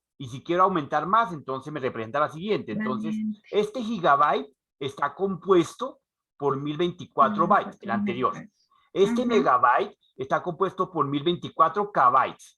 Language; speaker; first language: Spanish; native; Spanish